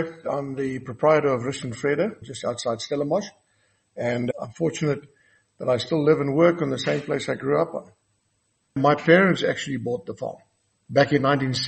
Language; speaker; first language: English; non-native, local second language; Afrikaans